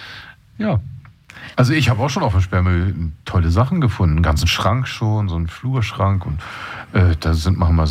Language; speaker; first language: German; native; German